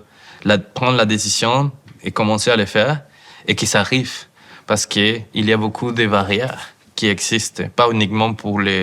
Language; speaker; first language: French; non-native, fluent; Spanish